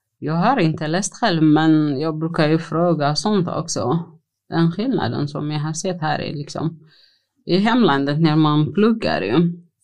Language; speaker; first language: Swedish; non-native, fluent; Tigrinya